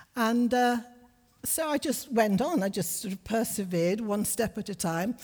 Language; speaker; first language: English; native; English